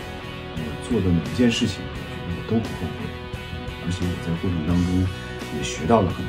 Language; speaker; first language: Chinese; native; Chinese